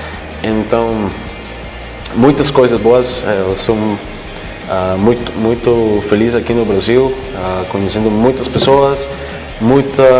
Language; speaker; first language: Portuguese; non-native, fluent; Spanish